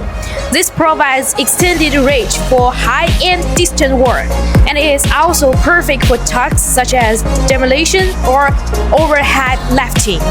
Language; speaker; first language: English; non-native, learner; Chinese